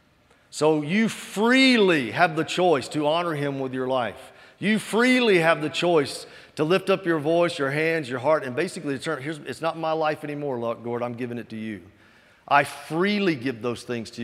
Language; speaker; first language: English; native; English